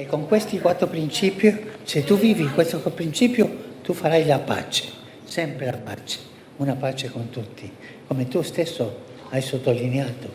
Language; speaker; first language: Italian; non-native, fluent; Spanish